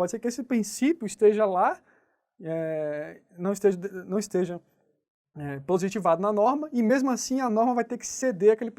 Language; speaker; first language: Portuguese; native; Portuguese